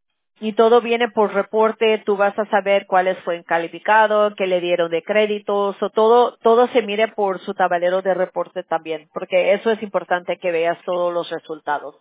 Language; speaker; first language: Spanish; early bilingual, heritage; Spanish